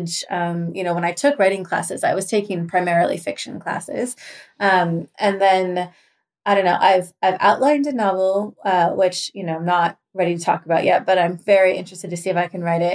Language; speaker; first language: English; native; English